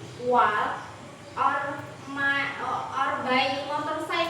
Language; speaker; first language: English; non-native, learner; Indonesian